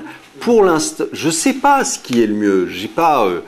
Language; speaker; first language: French; native; French